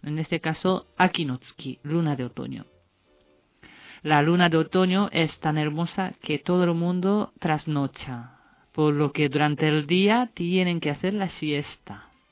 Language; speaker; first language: Spanish; non-native, fluent; Japanese